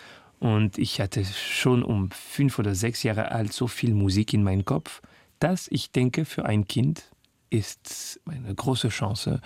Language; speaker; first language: German; non-native, learner; French